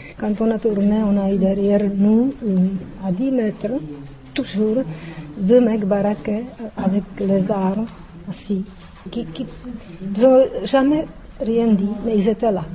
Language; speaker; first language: French; non-native, fluent; Czech